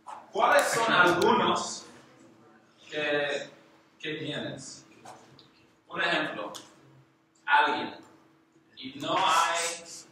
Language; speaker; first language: Spanish; non-native, learner; English